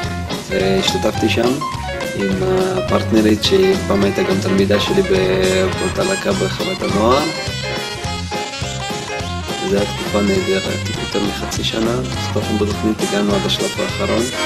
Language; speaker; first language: Hebrew; non-native, fluent; Russian